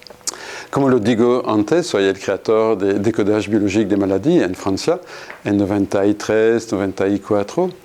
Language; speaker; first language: Spanish; non-native, fluent; French